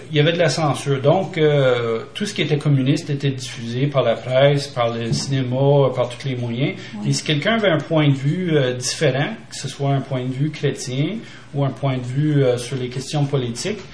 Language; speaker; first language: French; native; French